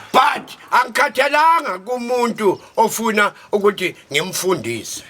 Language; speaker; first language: Zulu; native; Zulu